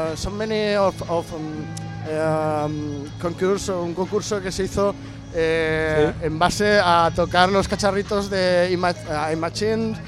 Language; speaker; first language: Spanish; native; Spanish